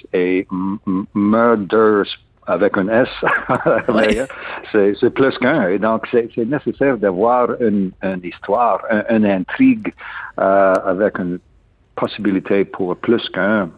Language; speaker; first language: French; non-native, learner; English